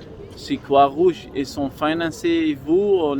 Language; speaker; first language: French; non-native, learner; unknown